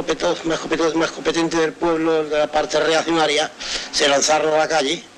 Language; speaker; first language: Spanish; native; Spanish